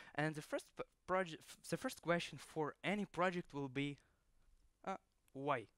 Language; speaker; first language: English; non-native, fluent; Ukrainian